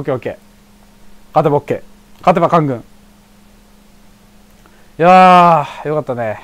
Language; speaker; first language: Japanese; native; Japanese